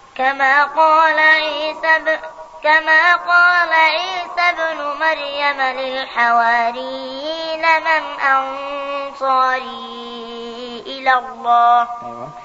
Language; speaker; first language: Arabic; native; Arabic